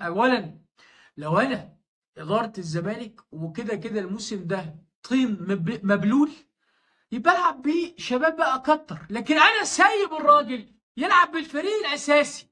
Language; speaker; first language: Arabic; native; Arabic